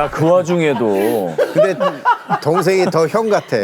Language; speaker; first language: Korean; native; Korean